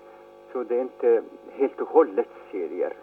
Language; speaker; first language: Swedish; non-native, fluent; Arabic